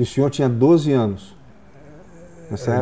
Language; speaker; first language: Portuguese; native; Portuguese